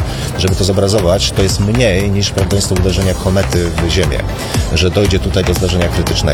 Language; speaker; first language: Polish; native; Polish